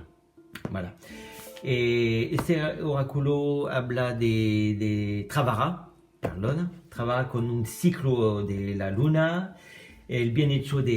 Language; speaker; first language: Spanish; non-native, learner; French